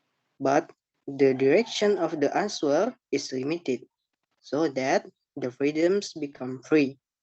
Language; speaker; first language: English; non-native, learner; Indonesian